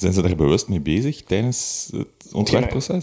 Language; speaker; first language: Dutch; native; Dutch